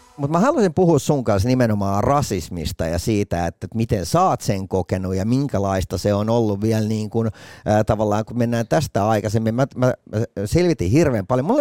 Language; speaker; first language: Finnish; native; Finnish